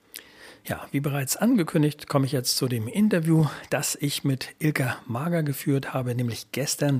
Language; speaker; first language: German; native; German